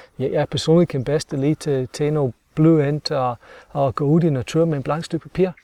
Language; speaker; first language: Danish; non-native, fluent; English